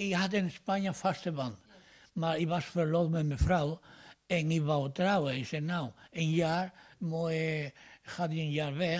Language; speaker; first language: Dutch; non-native, learner; Spanish